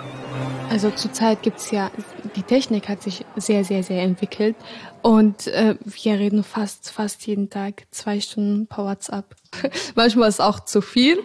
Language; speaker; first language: German; non-native, fluent; Arabic